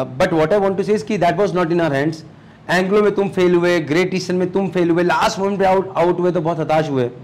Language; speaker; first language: Hindi; native; Hindi